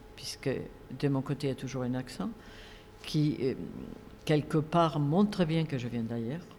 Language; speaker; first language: French; non-native, fluent; Spanish